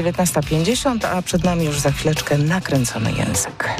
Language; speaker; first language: Polish; native; Polish